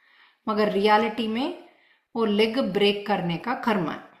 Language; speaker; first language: Hindi; non-native, local second language; Telugu